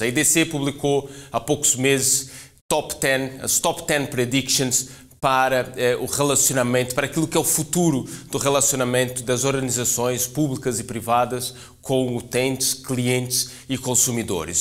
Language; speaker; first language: Portuguese; native; Portuguese